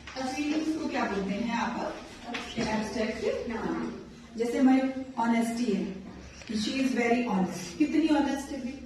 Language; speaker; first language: Hindi; native; Hindi